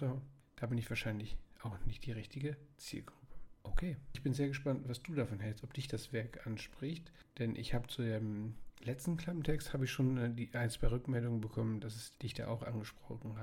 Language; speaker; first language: German; native; German